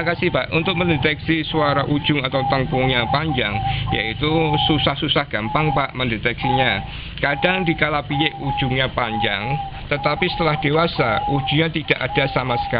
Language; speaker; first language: Indonesian; non-native, local second language; Javanese